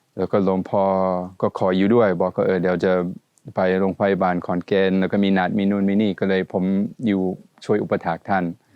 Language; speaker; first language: Thai; non-native, fluent; Swedish